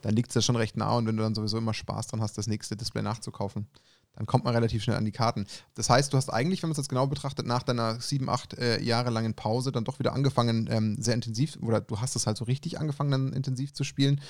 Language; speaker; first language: German; native; German